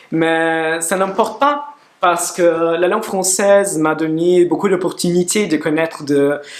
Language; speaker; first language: French; non-native, learner; Portuguese